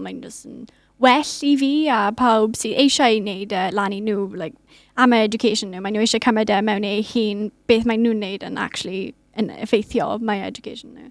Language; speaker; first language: Welsh; non-native, local second language; English